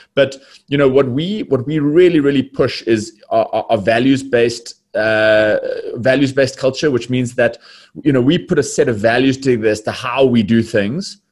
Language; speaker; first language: English; native; English